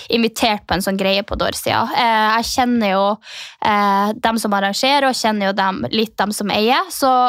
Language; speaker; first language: Norwegian; native; Norwegian